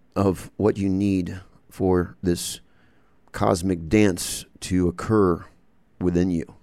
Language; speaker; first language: English; native; English